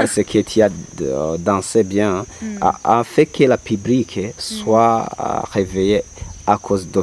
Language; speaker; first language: French; non-native, local second language; Rundi